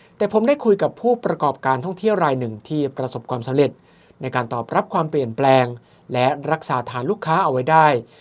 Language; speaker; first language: Thai; native; Thai